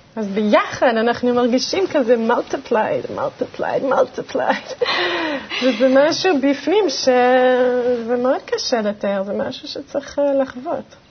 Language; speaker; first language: Hebrew; early bilingual, other home language; English